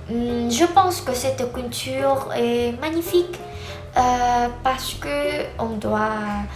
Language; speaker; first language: French; non-native, learner; Vietnamese